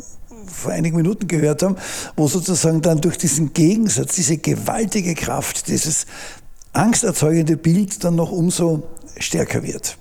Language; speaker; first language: German; native; German